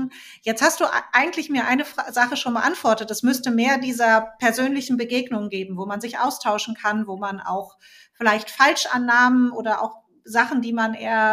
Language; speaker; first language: German; native; German